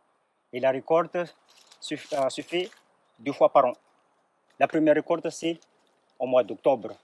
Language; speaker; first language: French; non-native, local second language; Malagasy